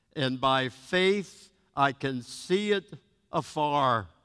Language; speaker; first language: English; native; English